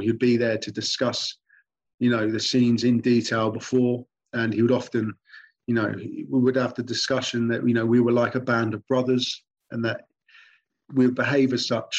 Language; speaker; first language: English; native; English